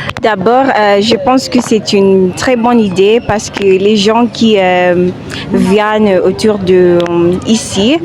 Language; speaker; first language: French; non-native, learner; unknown